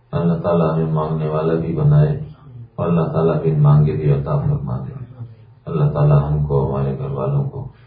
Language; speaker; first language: Urdu; native; Urdu